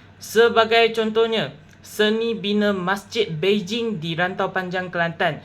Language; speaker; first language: Malay; non-native, local second language; Chinese